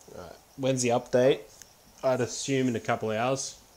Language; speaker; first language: English; native; English